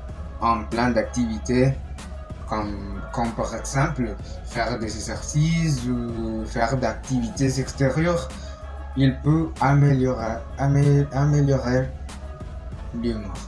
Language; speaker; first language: French; non-native, learner; Spanish